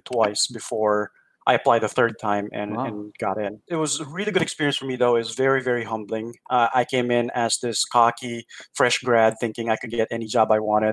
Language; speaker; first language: English; non-native, local second language; Filipino